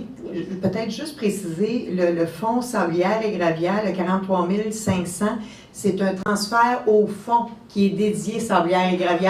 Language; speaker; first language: French; native; French